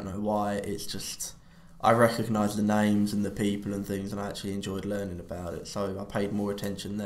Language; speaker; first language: English; native; English